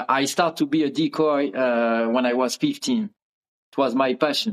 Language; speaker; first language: English; non-native, learner; French